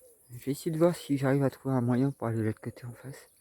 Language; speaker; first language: French; native; French